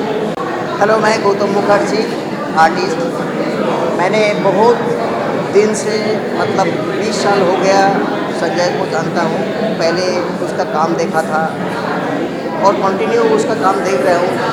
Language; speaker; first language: Hindi; non-native, local second language; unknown